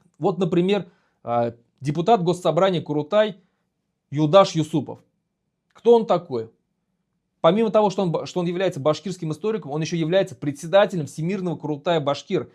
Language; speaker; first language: Russian; non-native, local second language; Bashkir